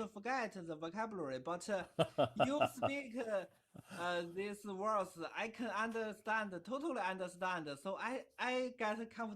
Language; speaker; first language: English; non-native, learner; Chinese